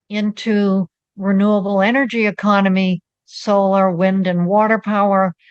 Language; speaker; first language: English; native; English